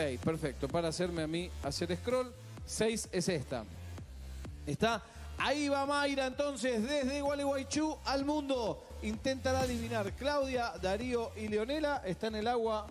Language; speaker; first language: Spanish; native; Spanish